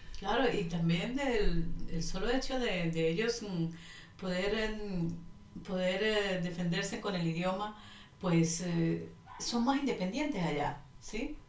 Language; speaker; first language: Spanish; native; Spanish